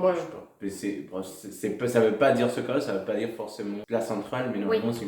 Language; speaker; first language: French; non-native, fluent; Spanish